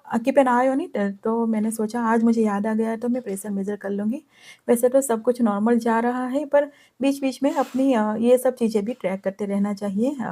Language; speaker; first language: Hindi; non-native, local second language; Gujarati